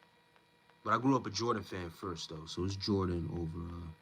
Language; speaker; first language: English; native; English